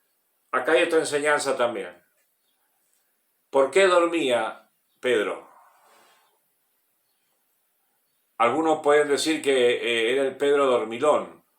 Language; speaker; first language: Spanish; native; Spanish